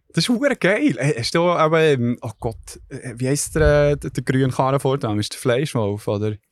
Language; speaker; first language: German; early bilingual, other home language; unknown